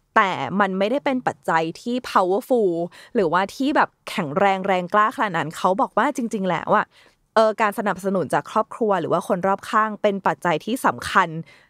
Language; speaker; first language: Thai; native; Thai